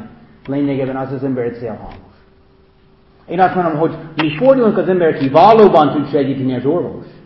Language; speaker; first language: Hungarian; non-native, fluent; English